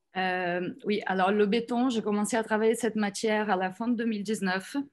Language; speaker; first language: French; non-native, fluent; Portuguese